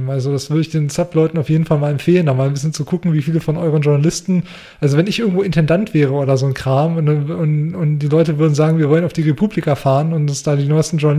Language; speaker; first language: German; native; German